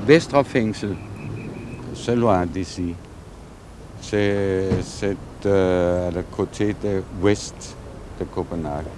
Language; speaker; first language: French; non-native, fluent; Danish